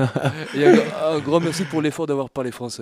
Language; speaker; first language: French; native; French